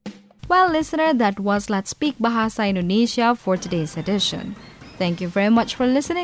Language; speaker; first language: English; non-native, fluent; Indonesian